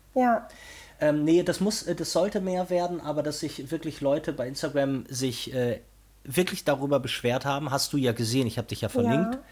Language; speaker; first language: German; non-native, fluent; Portuguese